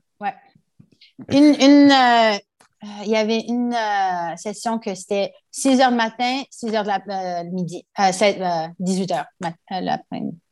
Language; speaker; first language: French; non-native, local second language; English